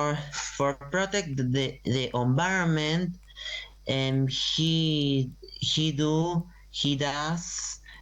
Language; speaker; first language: English; non-native, learner; Spanish